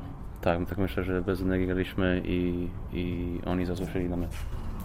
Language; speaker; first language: Polish; non-native, fluent; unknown